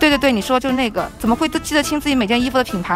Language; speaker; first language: Chinese; native; Chinese